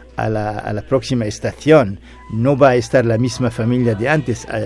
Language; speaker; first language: Spanish; non-native, fluent; Arabic